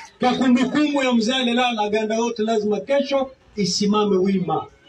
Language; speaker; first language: Swahili; native; Swahili